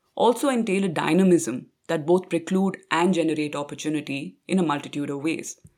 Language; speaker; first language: English; non-native, local second language; Punjabi